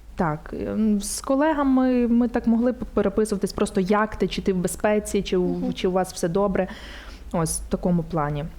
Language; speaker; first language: Ukrainian; native; Ukrainian